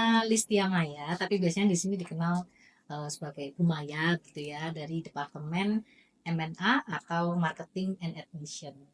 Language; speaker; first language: Indonesian; native; Indonesian